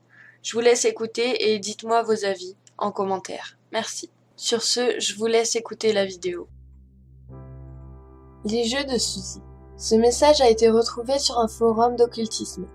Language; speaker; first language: French; native; French